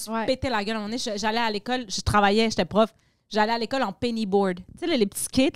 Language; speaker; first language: French; native; French